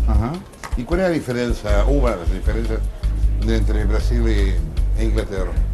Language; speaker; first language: Portuguese; non-native, fluent; Spanish